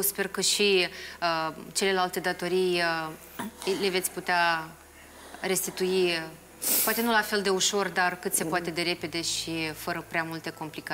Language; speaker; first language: Romanian; native; Romanian